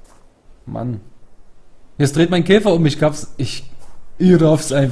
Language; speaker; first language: German; native; German